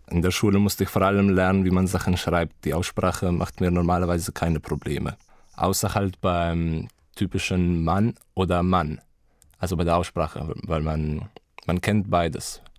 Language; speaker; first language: German; non-native, fluent; Slovenian